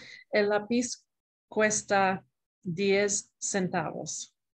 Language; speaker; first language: Spanish; non-native, learner; English